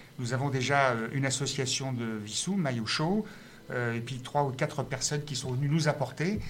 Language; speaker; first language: French; native; French